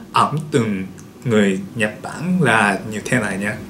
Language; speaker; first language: Vietnamese; non-native, learner; Japanese